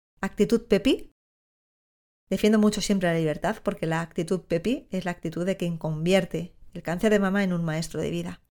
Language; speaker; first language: Spanish; native; Spanish